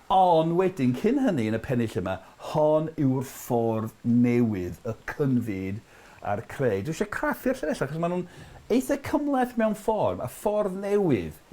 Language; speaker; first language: Welsh; non-native, fluent; English